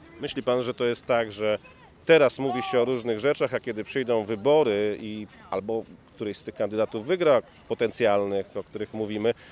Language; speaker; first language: Polish; native; Polish